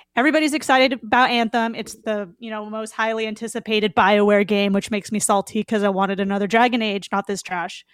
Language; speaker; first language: English; native; English